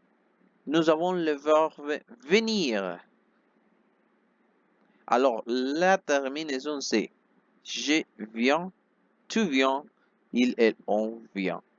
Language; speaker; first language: French; non-native, fluent; Spanish